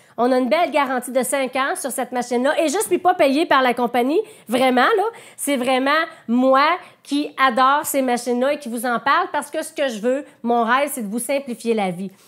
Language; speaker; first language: French; native; French